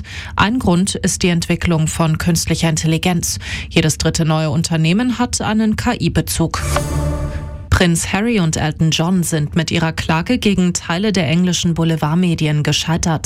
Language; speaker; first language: German; native; German